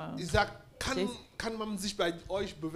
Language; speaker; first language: German; non-native, fluent; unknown